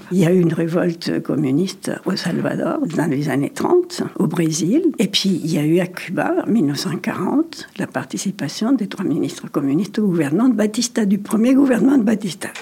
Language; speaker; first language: French; non-native, fluent; Spanish